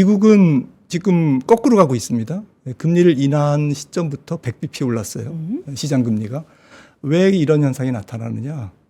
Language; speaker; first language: Korean; native; Korean